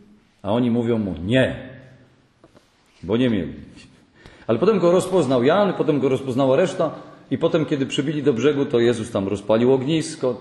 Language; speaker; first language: Polish; native; Polish